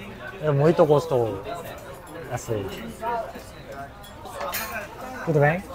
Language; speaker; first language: Portuguese; non-native, learner; Korean